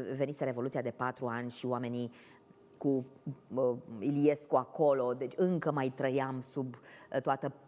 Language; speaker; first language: Romanian; native; Romanian